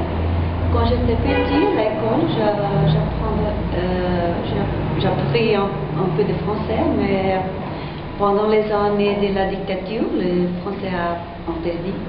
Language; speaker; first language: French; non-native, learner; Portuguese